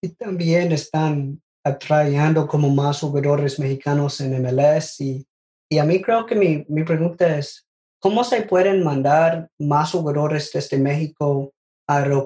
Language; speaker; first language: Spanish; non-native, learner; English